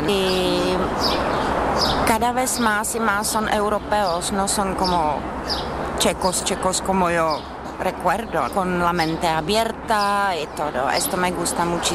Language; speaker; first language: Spanish; non-native, learner; Czech